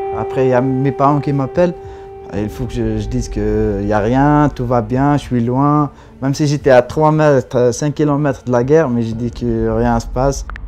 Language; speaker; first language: French; non-native, local second language; Arabic